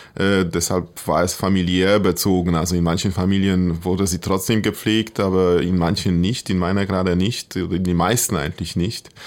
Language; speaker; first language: German; non-native, fluent; Polish